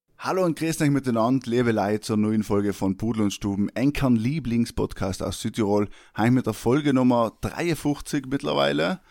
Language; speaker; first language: German; native; German